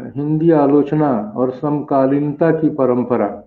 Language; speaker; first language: Hindi; native; Hindi